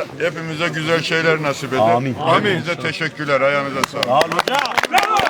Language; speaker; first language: Turkish; native; Turkish